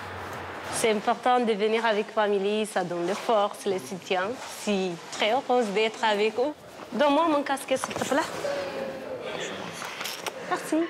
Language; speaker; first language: French; non-native, learner; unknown